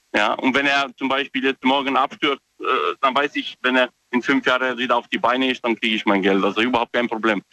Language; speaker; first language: German; non-native, fluent; Romanian